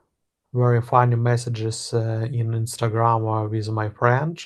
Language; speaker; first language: English; non-native, learner; Russian